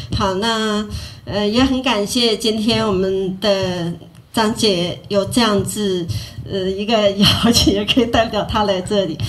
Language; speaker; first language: Chinese; native; Chinese